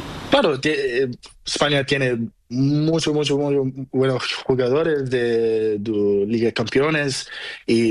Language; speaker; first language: Spanish; non-native, learner; Portuguese